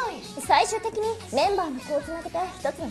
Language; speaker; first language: Japanese; native; Japanese